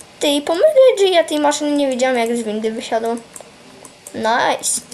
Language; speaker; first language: Polish; native; Polish